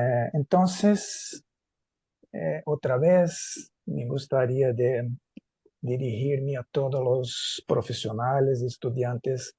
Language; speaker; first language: Spanish; non-native, fluent; Portuguese